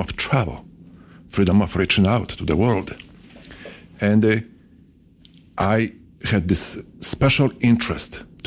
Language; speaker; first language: English; non-native, fluent; Polish